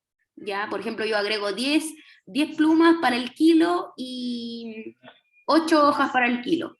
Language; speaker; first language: Spanish; native; Spanish